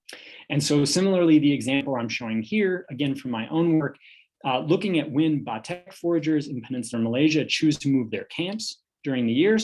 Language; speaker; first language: English; native; English